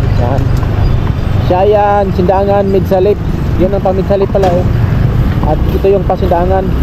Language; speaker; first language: Filipino; non-native, local second language; Cebuano